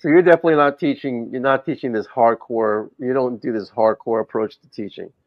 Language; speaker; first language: English; native; English